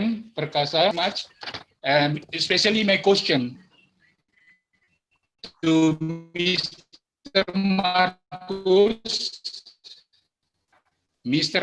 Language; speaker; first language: English; non-native, learner; Indonesian